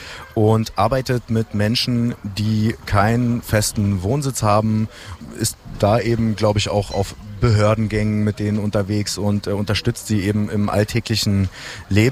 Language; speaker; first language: German; native; German